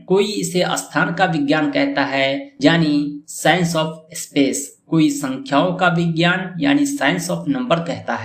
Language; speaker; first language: Hindi; native; Hindi